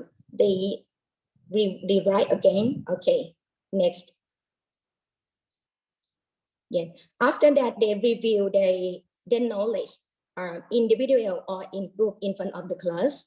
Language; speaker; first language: English; non-native, learner; Thai